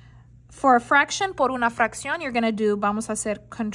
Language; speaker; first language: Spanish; non-native, learner; English